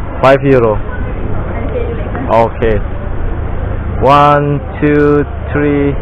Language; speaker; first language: English; non-native, learner; Indonesian